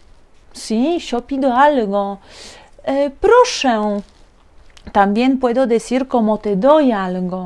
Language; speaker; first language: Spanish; non-native, fluent; Polish